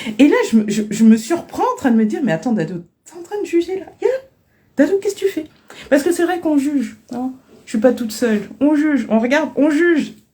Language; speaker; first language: French; native; French